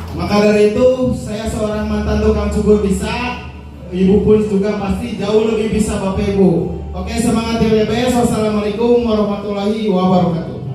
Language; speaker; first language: Indonesian; native; Indonesian